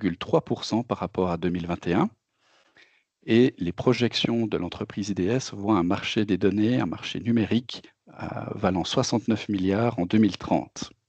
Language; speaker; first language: French; native; French